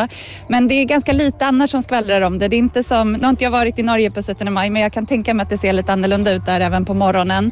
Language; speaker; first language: Swedish; native; Swedish